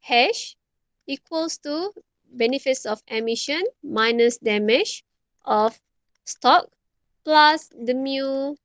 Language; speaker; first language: English; non-native, local second language; Malay